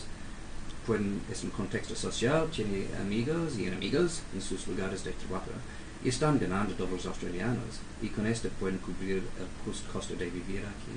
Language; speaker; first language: Spanish; non-native, fluent; English